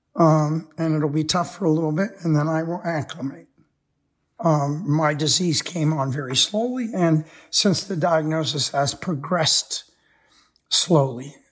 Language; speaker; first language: English; native; English